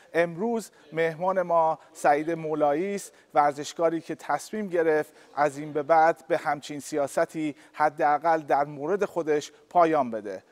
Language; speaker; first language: Persian; native; Persian